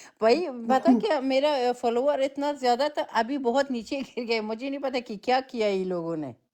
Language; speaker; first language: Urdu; non-native, fluent; Persian